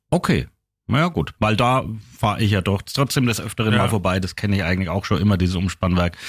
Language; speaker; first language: German; native; German